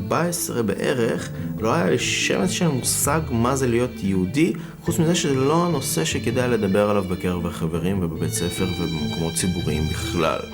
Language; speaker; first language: Hebrew; non-native, fluent; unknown